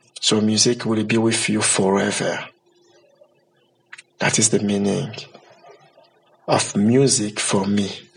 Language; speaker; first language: English; non-native, learner; Lingala